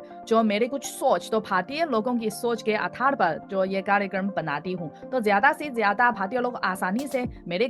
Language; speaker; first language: Hindi; non-native, fluent; Chinese